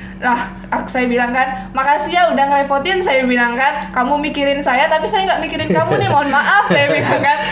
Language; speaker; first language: Indonesian; non-native, local second language; Madurese